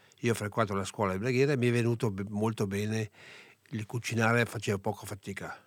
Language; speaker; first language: Italian; non-native, local second language; German